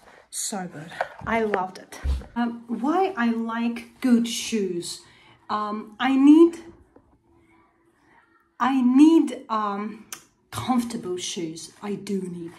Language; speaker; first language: English; non-native, fluent; Azerbaijani